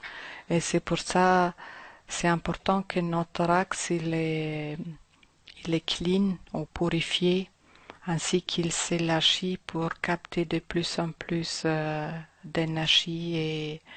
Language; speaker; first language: French; non-native, fluent; German